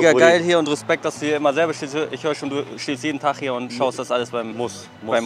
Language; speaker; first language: German; native; German